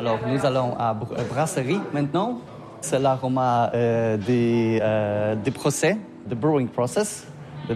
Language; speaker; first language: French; non-native, learner; Polish